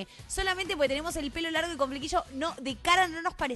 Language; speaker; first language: Spanish; native; Spanish